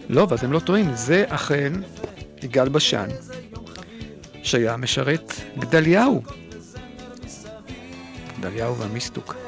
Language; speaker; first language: Hebrew; native; Hebrew